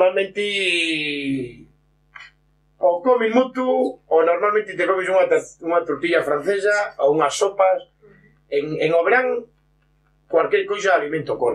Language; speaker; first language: Spanish; non-native, local second language; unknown